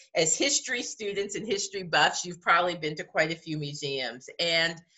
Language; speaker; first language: English; native; English